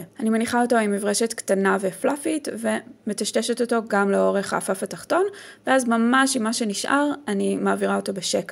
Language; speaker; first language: Hebrew; native; Hebrew